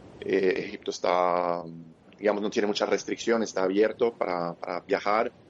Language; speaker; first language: Spanish; non-native, fluent; French